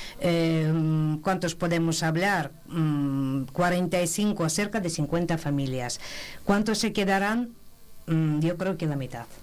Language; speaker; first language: Spanish; non-native, fluent; Ukrainian